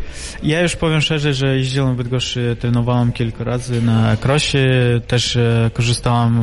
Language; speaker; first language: Polish; non-native, fluent; Russian